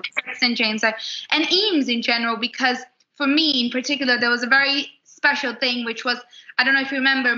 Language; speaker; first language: English; non-native, fluent; Portuguese